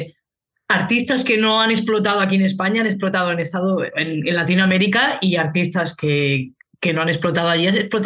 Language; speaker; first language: Spanish; native; Spanish